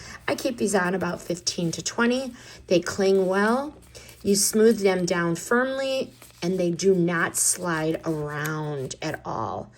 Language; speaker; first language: English; native; English